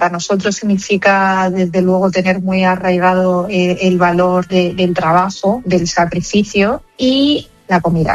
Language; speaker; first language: Spanish; native; Spanish